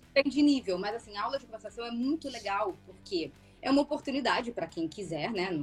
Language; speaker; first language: Portuguese; native; Portuguese